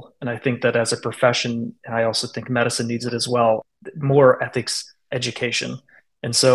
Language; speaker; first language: English; native; English